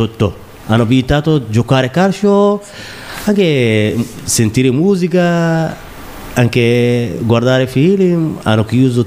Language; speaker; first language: Italian; non-native, learner; Somali